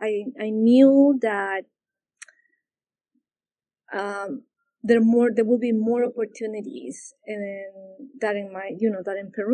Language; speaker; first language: English; non-native, fluent; Spanish